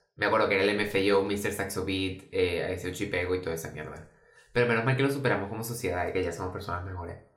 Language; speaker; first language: Spanish; native; Spanish